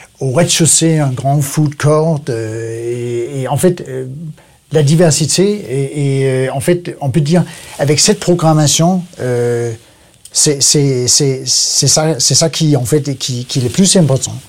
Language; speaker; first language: French; non-native, learner; Danish